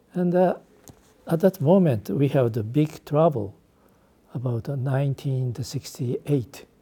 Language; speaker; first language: English; non-native, learner; Japanese